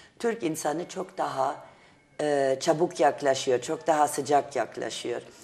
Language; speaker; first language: Turkish; non-native, fluent; German